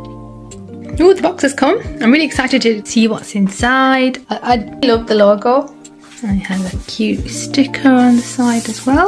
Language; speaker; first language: English; native; English